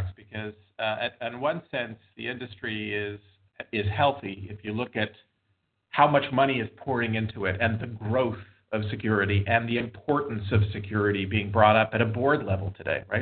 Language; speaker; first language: English; native; English